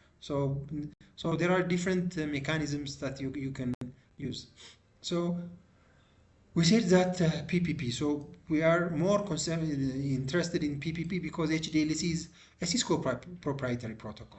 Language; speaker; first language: English; non-native, local second language; Amharic